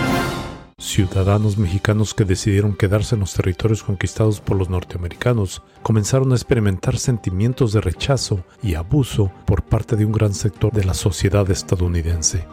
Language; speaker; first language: Spanish; native; Spanish